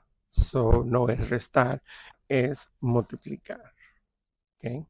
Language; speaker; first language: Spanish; early bilingual, heritage; Spanish